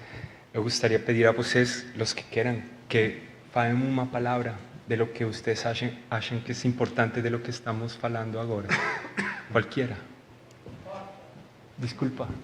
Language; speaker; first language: Portuguese; non-native, learner; Spanish